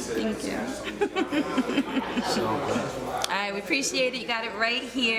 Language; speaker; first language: English; native; English